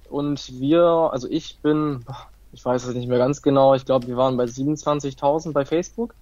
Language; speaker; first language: German; early bilingual, other home language; Italian